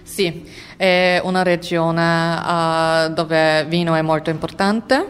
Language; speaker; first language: Italian; non-native, learner; German